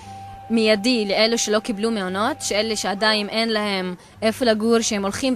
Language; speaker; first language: Hebrew; native; Hebrew